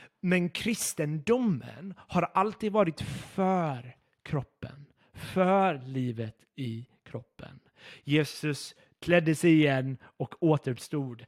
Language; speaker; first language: Swedish; non-native, fluent; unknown